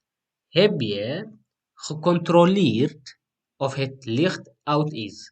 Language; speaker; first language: Dutch; non-native, fluent; Tigrinya